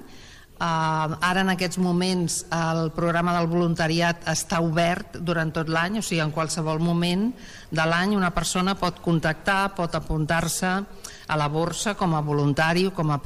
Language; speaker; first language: Catalan; native; Catalan